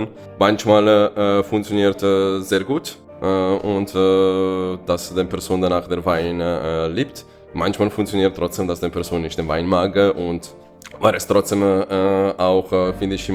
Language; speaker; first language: German; non-native, fluent; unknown